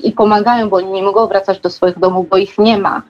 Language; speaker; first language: Polish; non-native, fluent; Georgian